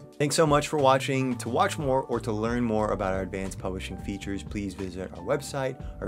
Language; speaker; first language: English; native; English